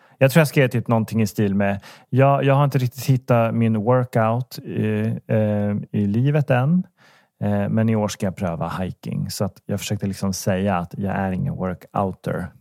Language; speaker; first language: Swedish; native; Swedish